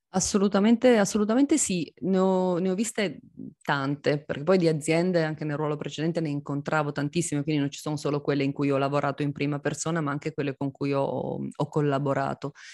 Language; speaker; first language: Italian; native; Italian